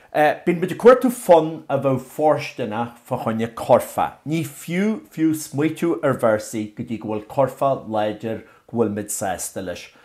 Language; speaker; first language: Irish; native; Irish